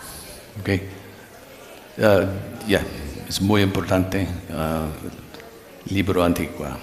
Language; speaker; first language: Spanish; non-native, learner; English